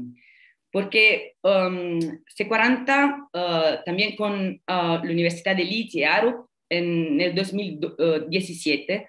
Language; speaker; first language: Spanish; non-native, fluent; Italian